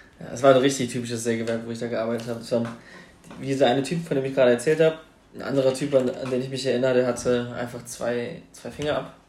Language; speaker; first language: German; early bilingual, other home language; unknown